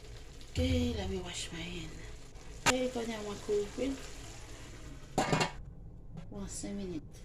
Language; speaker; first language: English; non-native, learner; Haitian Creole